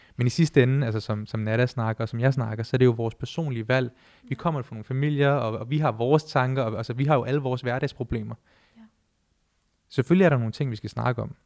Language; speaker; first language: Danish; early bilingual, other home language; Punjabi